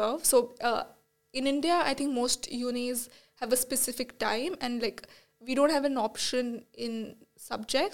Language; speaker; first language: English; non-native, local second language; Marathi